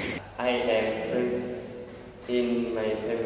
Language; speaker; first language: English; non-native, learner; Indonesian